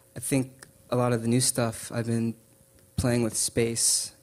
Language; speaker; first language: English; native; English